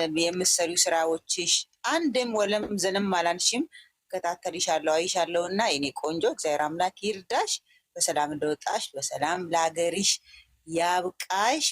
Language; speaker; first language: Amharic; native; Amharic